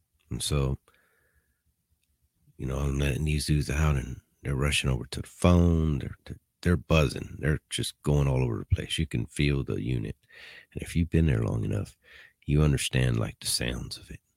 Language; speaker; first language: English; early bilingual, other home language; Spanish